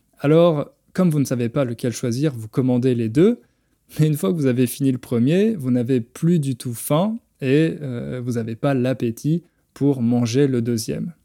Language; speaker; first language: French; native; French